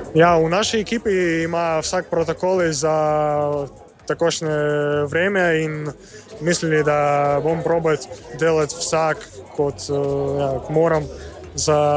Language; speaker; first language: Slovenian; non-native, learner; Russian